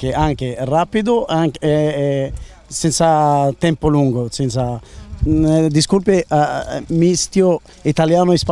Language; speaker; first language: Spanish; non-native, learner; Italian